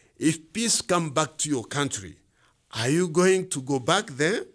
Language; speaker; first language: English; non-native, learner; Swahili